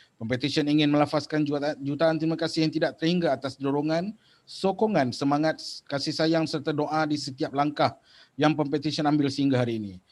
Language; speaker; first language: Malay; native; Malay